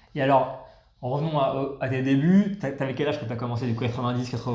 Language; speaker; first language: French; native; French